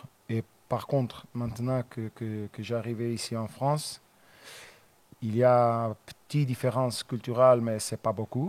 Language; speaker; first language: French; non-native, learner; Portuguese